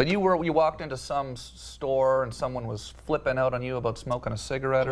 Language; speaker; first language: English; native; English